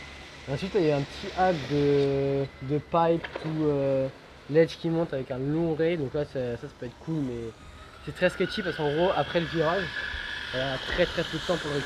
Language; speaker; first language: French; native; French